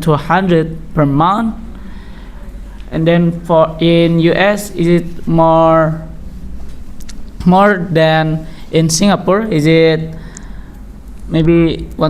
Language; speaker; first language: English; non-native, learner; Indonesian